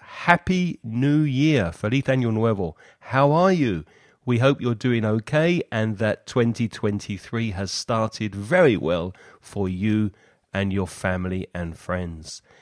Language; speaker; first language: English; native; English